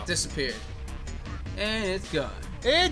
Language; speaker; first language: English; native; English